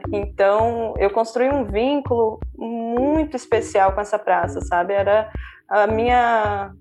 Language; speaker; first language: Portuguese; native; Portuguese